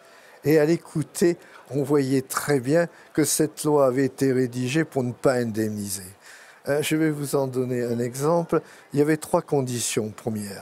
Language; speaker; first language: French; native; French